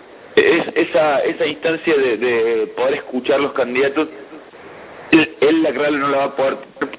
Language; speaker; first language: Spanish; native; Spanish